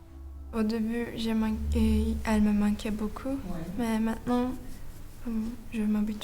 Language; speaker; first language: French; non-native, learner; Turkish